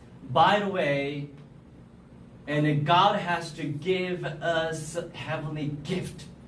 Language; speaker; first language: English; non-native, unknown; Korean